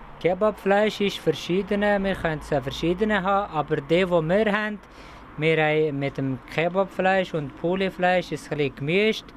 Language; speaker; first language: German; non-native, learner; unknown